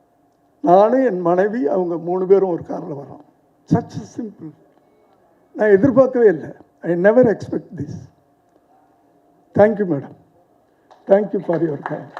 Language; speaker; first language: Tamil; native; Tamil